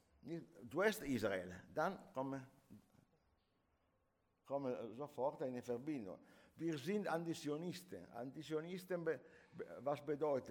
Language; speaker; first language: German; non-native, fluent; Italian